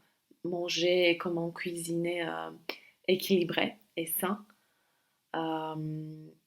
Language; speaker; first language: French; non-native, fluent; Slovak